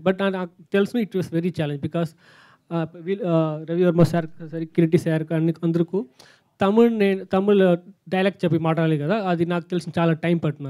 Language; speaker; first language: Telugu; non-native, learner; Tamil